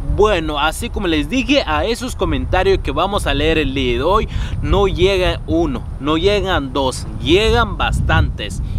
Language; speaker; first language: Spanish; non-native, fluent; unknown